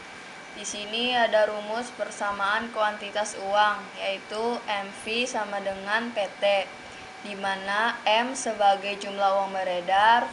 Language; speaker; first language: Indonesian; native; Indonesian